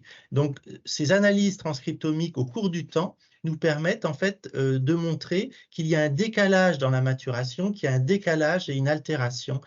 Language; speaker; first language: French; native; French